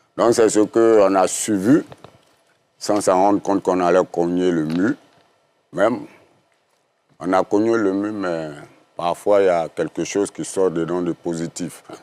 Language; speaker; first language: French; native; French